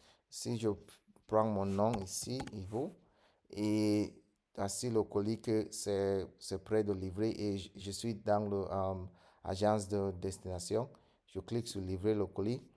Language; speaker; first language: French; non-native, fluent; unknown